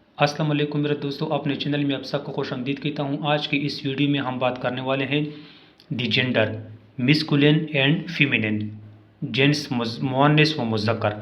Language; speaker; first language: Urdu; non-native, local second language; Pashto